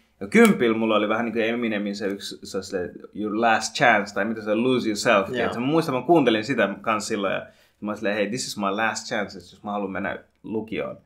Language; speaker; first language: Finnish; early bilingual, other home language; Bangla